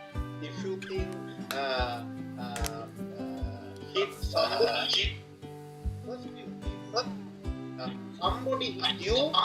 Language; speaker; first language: English; non-native, learner; Sinhala